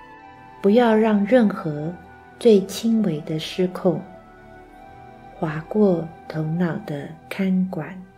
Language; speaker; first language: Chinese; native; Chinese